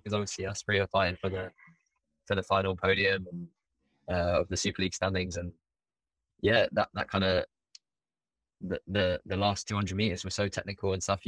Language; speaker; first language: English; native; English